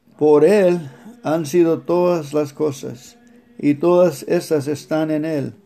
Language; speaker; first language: Spanish; early bilingual, heritage; Spanish